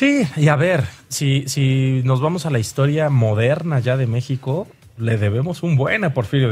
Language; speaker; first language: Spanish; native; Spanish